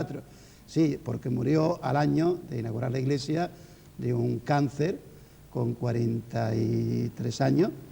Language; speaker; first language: Spanish; native; Spanish